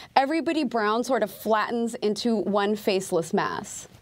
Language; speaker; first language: English; native; English